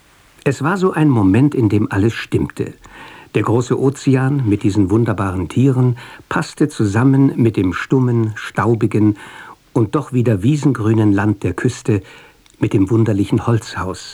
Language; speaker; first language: German; native; German